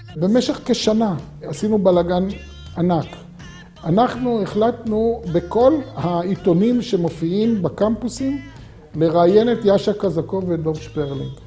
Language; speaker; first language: Hebrew; native; Hebrew